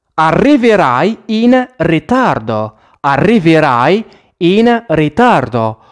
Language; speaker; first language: Italian; non-native, fluent; Arabic